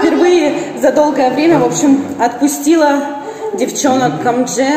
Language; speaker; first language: Russian; native; Russian